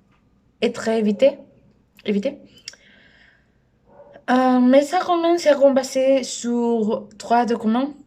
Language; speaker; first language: French; non-native, learner; Spanish